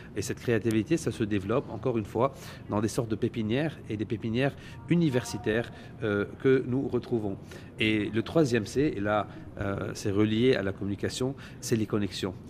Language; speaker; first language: French; non-native, local second language; Arabic